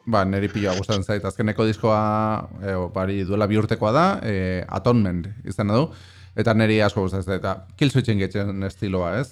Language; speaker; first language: Basque; native; Basque